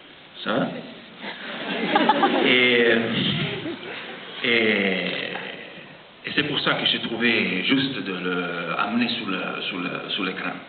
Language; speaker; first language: French; non-native, fluent; Italian